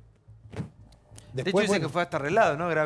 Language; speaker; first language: Spanish; native; Spanish